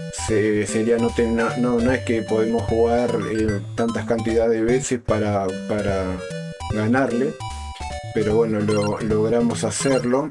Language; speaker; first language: Spanish; native; Spanish